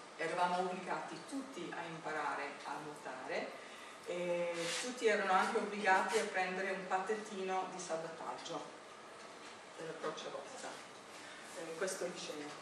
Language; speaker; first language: Italian; non-native, fluent; English